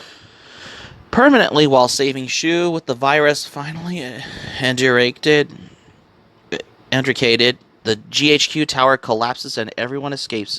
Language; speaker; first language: English; native; English